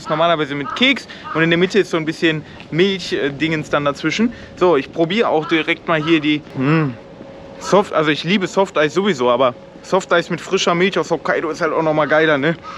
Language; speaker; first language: German; native; German